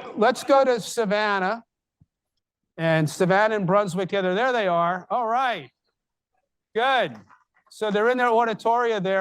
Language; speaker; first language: English; native; English